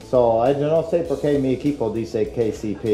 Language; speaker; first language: Spanish; non-native, learner; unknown